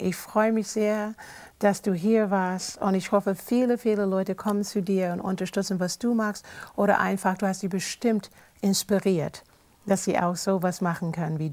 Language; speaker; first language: German; non-native, fluent; English